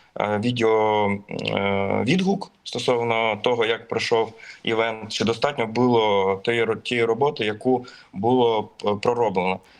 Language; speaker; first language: Ukrainian; native; Ukrainian